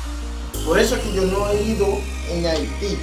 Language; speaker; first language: Spanish; non-native, learner; Haitian Creole